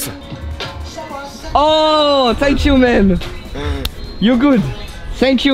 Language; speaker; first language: English; non-native, learner; French